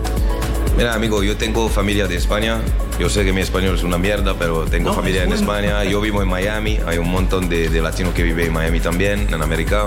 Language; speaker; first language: Spanish; non-native, learner; French